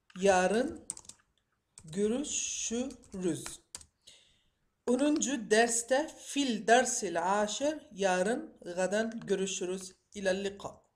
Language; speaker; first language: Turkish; non-native, fluent; Arabic